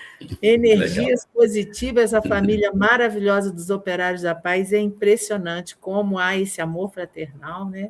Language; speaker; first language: Portuguese; native; Portuguese